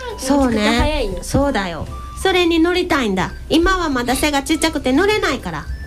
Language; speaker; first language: Japanese; native; Japanese